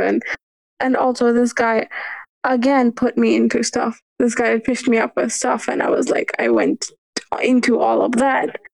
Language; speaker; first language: English; early bilingual, other home language; Urdu